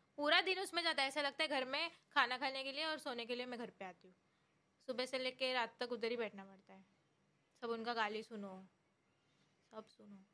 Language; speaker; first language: Hindi; non-native, local second language; Marathi